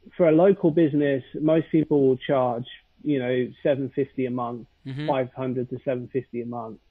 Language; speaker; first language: English; native; English